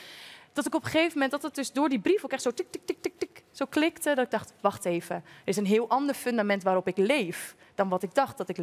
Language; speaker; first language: Dutch; native; Dutch